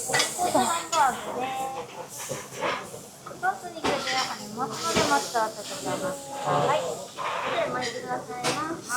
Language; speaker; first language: Japanese; native; Japanese